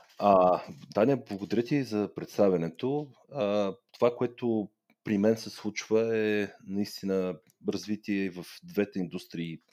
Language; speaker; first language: Bulgarian; native; Bulgarian